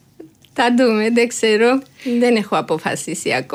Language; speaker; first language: Greek; non-native, fluent; Georgian